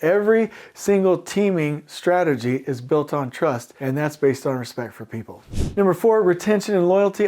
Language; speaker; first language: English; native; English